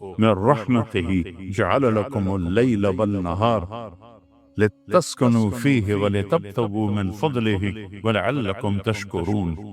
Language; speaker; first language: Urdu; non-native, local second language; Punjabi